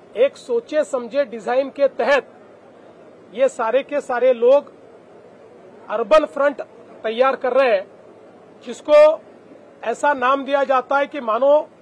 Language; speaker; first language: Hindi; non-native, local second language; Marathi